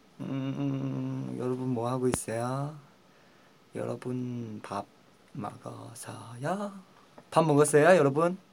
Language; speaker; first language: Korean; non-native, fluent; Chinese